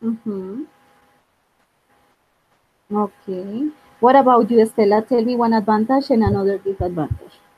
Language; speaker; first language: English; non-native, fluent; Spanish